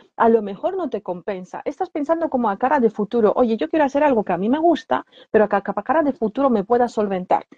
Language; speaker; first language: Spanish; non-native, fluent; Polish